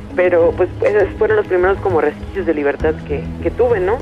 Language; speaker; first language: Spanish; native; Spanish